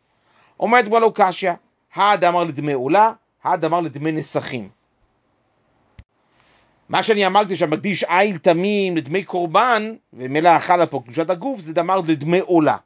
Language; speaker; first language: Hebrew; native; Hebrew